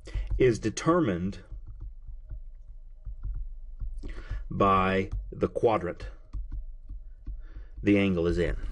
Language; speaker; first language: English; native; English